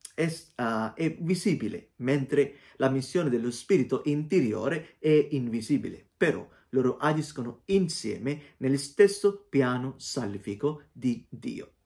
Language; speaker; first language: Italian; non-native, fluent; Sinhala